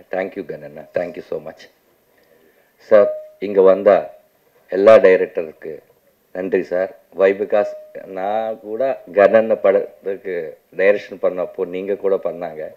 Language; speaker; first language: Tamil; non-native, local second language; Telugu